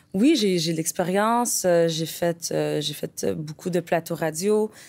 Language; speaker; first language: French; native; French